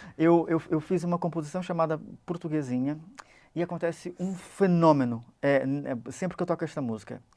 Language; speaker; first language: Portuguese; native; Portuguese